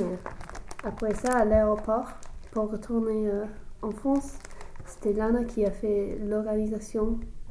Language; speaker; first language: French; non-native, learner; English